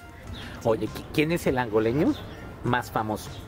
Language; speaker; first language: Spanish; native; Spanish